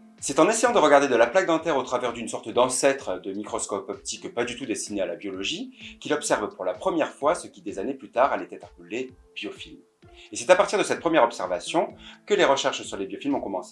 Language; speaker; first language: French; native; French